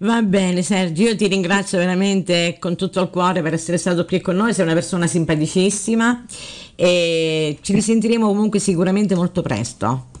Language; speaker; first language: Italian; native; Italian